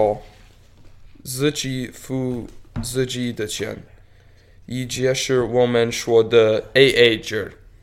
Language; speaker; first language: Chinese; non-native, learner; English